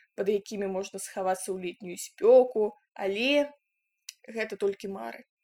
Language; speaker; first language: Belarusian; non-native, local second language; Russian